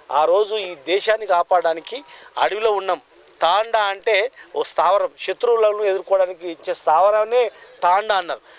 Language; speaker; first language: Telugu; native; Telugu